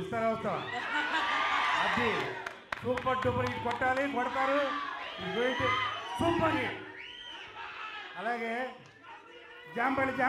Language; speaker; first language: Telugu; native; Telugu